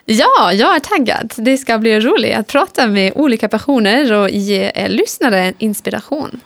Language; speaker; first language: Swedish; non-native, fluent; German